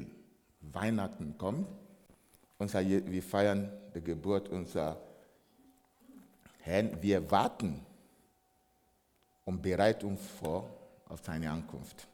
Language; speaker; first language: German; non-native, fluent; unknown